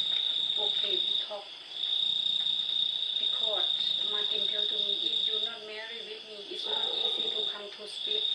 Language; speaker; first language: English; non-native, learner; Thai